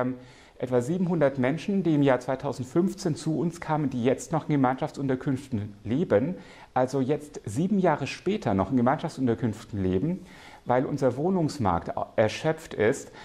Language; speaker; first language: German; native; German